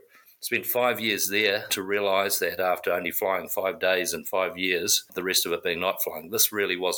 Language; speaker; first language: English; native; English